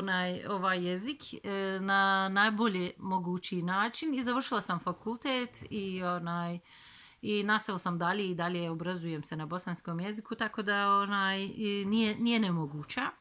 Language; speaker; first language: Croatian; non-native, fluent; Turkish